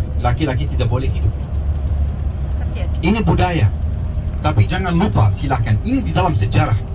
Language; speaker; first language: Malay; non-native, fluent; Turkish